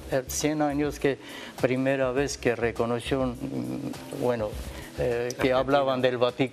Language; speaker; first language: Spanish; non-native, learner; Armenian